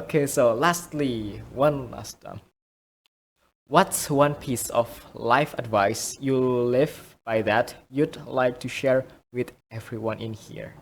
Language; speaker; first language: English; non-native, fluent; Indonesian